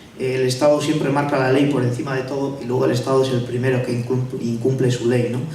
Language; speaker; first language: Spanish; non-native, local second language; Basque